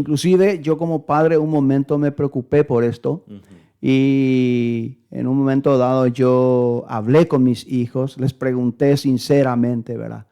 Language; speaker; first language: Spanish; native; Spanish